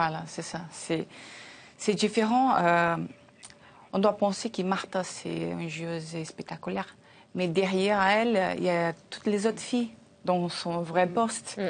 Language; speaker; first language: French; non-native, learner; Portuguese